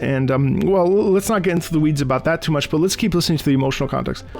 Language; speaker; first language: English; native; English